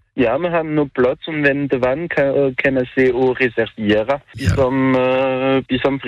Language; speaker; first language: German; non-native, local second language; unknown